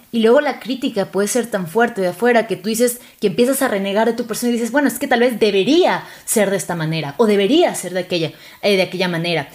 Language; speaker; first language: Spanish; native; Spanish